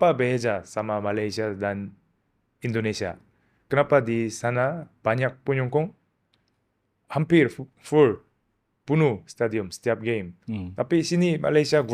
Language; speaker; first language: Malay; non-native, learner; Korean